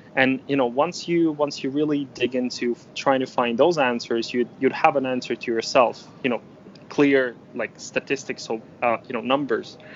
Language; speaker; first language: English; non-native, fluent; Ukrainian